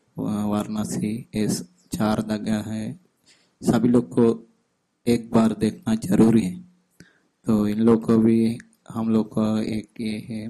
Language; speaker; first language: Hindi; non-native, fluent; Sinhala